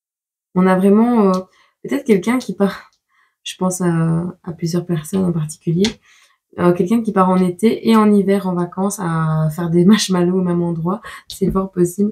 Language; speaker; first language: French; native; French